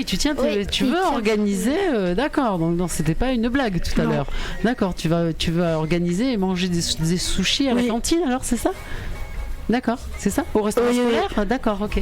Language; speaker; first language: French; native; French